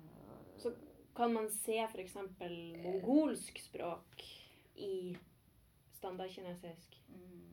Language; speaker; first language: Norwegian; native; Norwegian